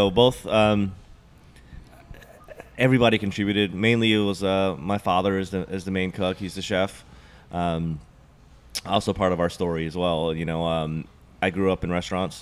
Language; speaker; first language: English; native; English